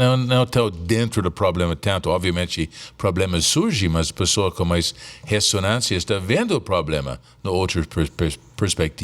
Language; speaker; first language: Portuguese; non-native, fluent; English